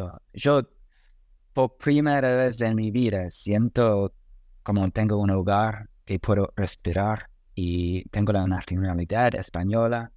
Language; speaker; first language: Spanish; non-native, fluent; English